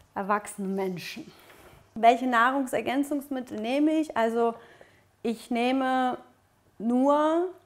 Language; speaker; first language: German; early bilingual, other home language; Russian